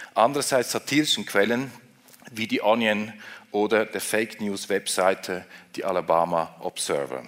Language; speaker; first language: German; native; German